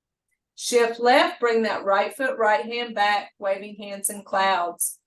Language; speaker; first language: English; native; English